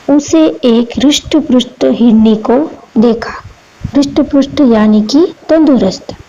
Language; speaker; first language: Hindi; non-native, local second language; Gujarati